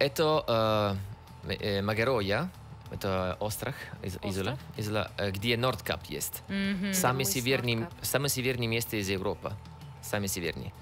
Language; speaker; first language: Russian; non-native, learner; Italian